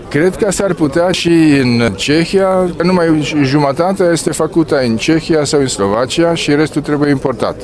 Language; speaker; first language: Romanian; non-native, fluent; Czech